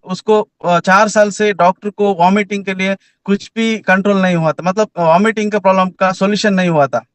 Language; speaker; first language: Hindi; non-native, local second language; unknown